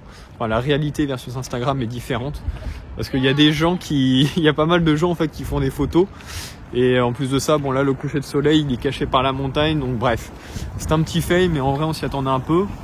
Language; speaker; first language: French; native; French